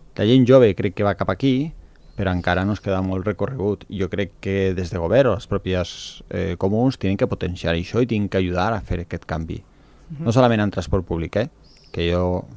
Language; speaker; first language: Catalan; non-native, local second language; Spanish